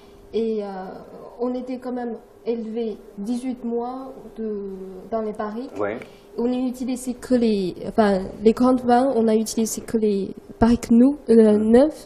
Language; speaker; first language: French; non-native, learner; Chinese